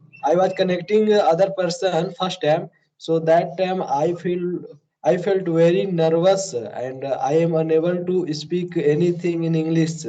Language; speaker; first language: English; non-native, learner; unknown